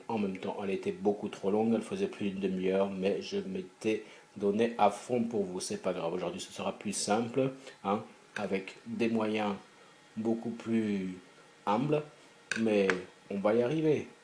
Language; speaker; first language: French; native; French